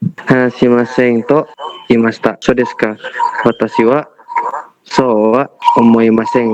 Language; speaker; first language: Japanese; non-native, learner; Indonesian